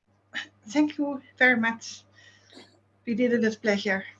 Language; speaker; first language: English; non-native, learner; Dutch